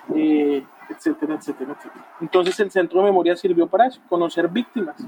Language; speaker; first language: Spanish; native; Spanish